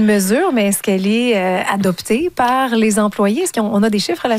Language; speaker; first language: French; native; French